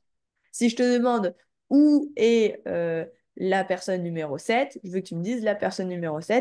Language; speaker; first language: French; native; French